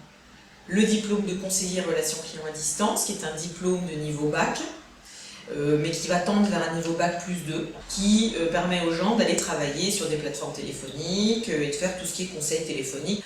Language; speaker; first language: French; native; French